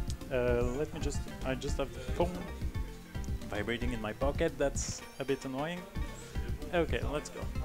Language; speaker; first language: English; non-native, fluent; French